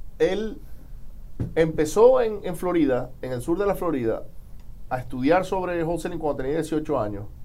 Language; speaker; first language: Spanish; native; Spanish